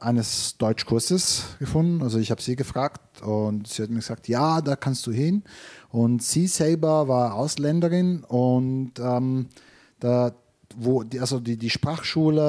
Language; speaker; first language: German; non-native, fluent; Italian